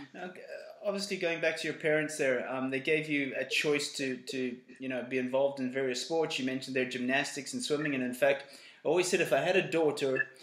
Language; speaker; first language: English; native; English